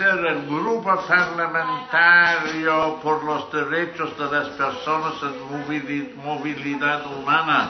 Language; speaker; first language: Spanish; non-native, fluent; English